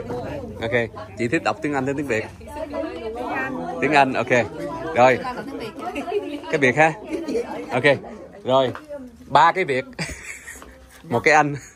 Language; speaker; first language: Vietnamese; early bilingual, heritage; Vietnamese